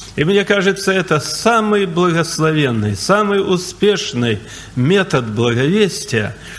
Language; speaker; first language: Russian; native; Russian